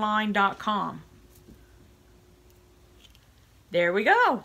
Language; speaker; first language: English; native; English